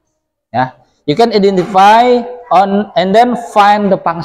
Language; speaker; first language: English; non-native, local second language; Indonesian